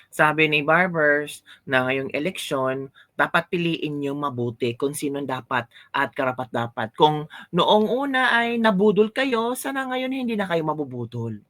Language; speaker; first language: Filipino; non-native, local second language; Cebuano